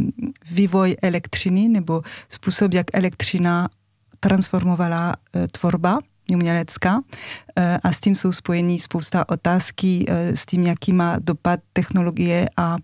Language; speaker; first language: Czech; non-native, fluent; French